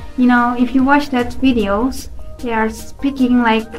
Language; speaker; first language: English; non-native, learner; Turkish